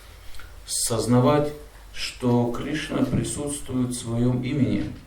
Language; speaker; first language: Russian; native; Russian